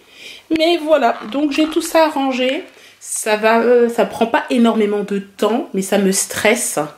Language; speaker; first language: French; native; French